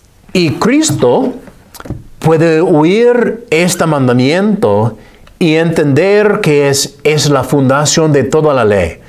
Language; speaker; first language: Spanish; non-native, fluent; English